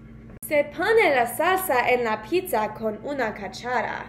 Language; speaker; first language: Spanish; non-native, learner; English